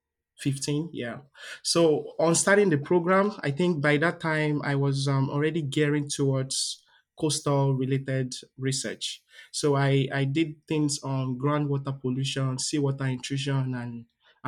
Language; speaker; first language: English; non-native, local second language; Yoruba